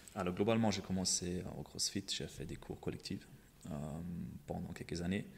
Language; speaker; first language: French; non-native, fluent; German